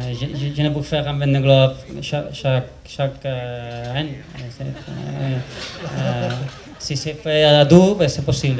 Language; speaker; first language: French; non-native, learner; Spanish